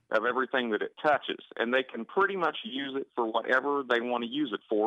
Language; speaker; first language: English; native; English